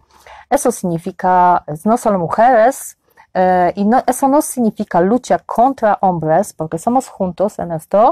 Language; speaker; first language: Spanish; non-native, learner; Polish